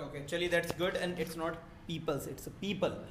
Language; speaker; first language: English; non-native, local second language; Hindi